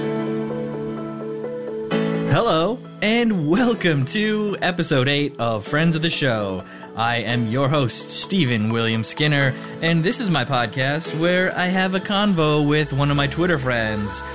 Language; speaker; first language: English; native; English